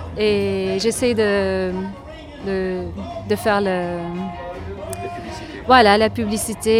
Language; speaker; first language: French; non-native, fluent; Turkish